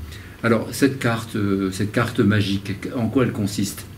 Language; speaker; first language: French; native; French